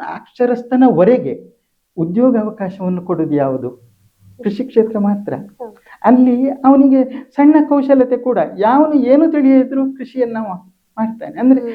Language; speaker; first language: Kannada; native; Kannada